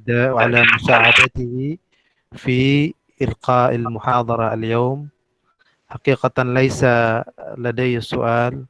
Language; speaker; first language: Arabic; non-native, fluent; Indonesian